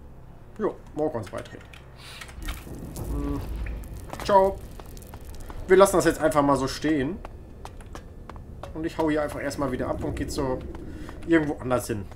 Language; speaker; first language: German; native; German